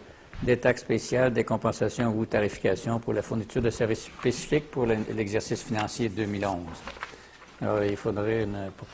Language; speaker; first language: French; native; French